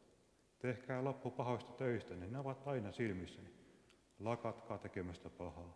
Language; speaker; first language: Finnish; native; Finnish